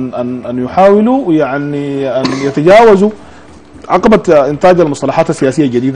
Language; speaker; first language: Arabic; native; Arabic